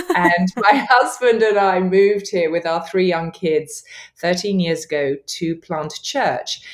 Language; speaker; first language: English; native; English